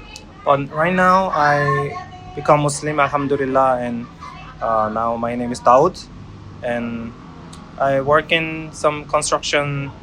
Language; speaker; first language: English; non-native, learner; Korean